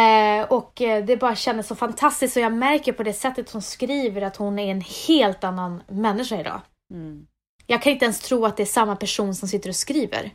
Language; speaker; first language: Swedish; native; Swedish